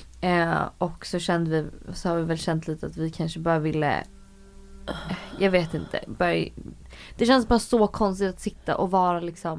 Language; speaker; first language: Swedish; native; Swedish